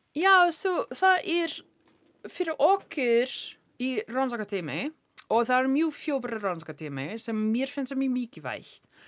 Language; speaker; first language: Icelandic; non-native, learner; English